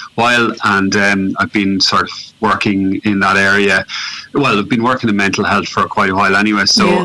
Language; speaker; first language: English; native; English